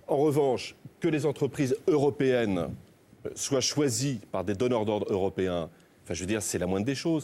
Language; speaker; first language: French; native; French